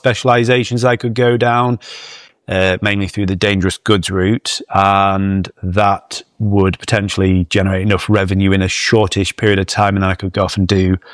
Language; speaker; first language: English; native; English